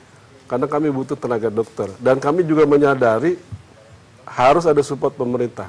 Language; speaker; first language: Indonesian; native; Indonesian